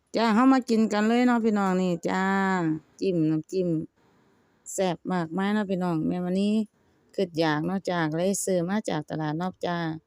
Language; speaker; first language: Thai; native; Thai